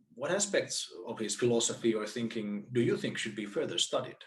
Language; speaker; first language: English; non-native, fluent; Finnish